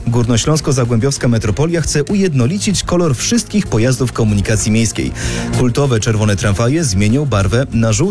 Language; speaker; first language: Polish; native; Polish